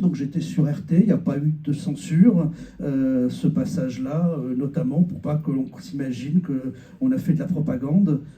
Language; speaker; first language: French; native; French